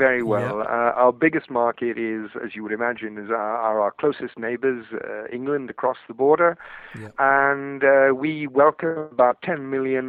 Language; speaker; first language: English; non-native, local second language; Welsh